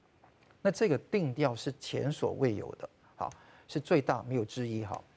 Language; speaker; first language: Chinese; non-native, local second language; Cantonese